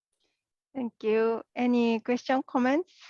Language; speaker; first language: English; non-native, learner; Japanese